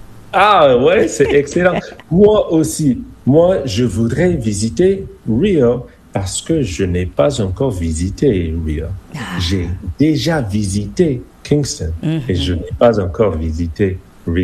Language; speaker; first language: French; non-native, fluent; English